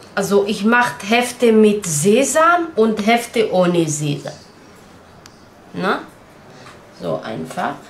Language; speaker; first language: German; non-native, learner; Turkish